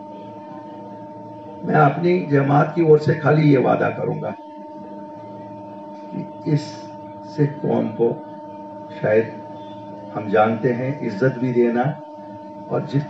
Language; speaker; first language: Hindi; non-native, local second language; Kashmiri